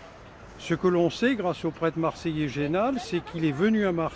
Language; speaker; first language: French; native; French